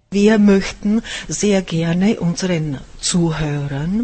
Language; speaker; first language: German; non-native, fluent; Czech